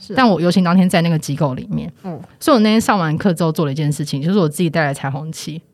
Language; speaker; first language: Chinese; native; Chinese